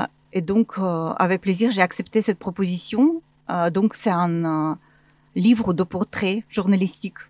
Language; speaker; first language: French; non-native, fluent; Russian